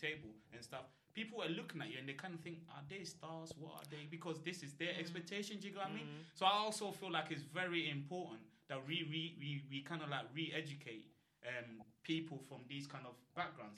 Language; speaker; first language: English; non-native, local second language; Akan